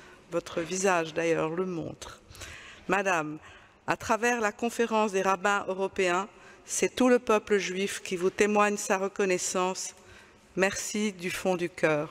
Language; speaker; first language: French; native; French